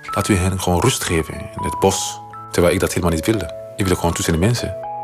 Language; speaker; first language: Dutch; non-native, fluent; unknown